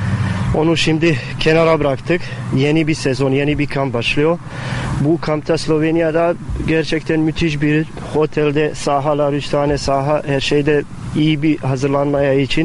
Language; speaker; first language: Turkish; non-native, fluent; Bosnian